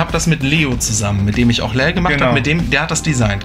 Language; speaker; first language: German; native; German